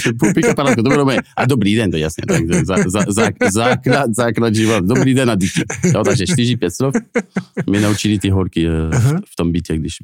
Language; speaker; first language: Czech; non-native, fluent; French